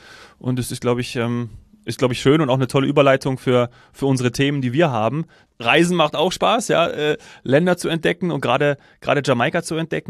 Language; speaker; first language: German; native; German